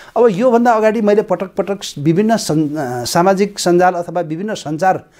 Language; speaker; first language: Nepali; native; Nepali